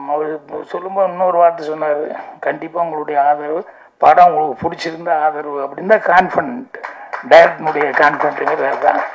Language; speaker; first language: Tamil; native; Tamil